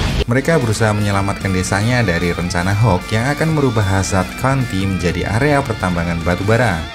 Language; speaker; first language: Indonesian; native; Indonesian